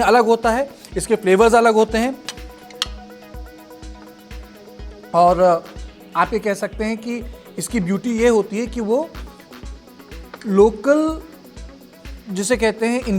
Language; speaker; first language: Hindi; native; Hindi